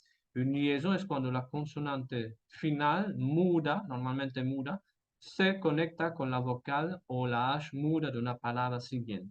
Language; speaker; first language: Spanish; non-native, fluent; French